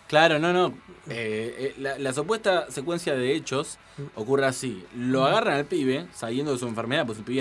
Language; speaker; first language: Spanish; native; Spanish